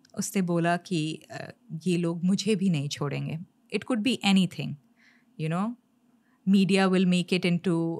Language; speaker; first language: Hindi; native; Hindi